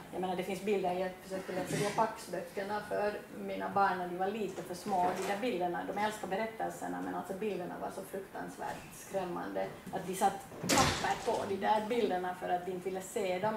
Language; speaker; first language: Swedish; native; Swedish